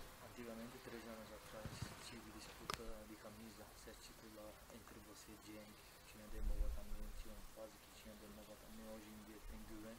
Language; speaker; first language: Portuguese; non-native, fluent; Turkish